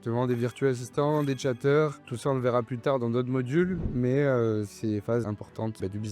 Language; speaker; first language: French; native; French